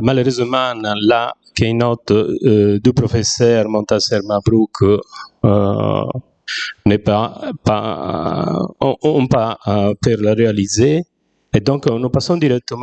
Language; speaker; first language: French; non-native, fluent; Italian